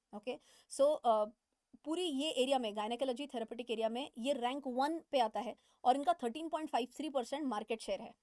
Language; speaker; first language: Hindi; non-native, local second language; Marathi